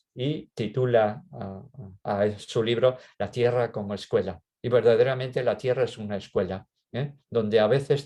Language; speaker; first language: Spanish; native; Spanish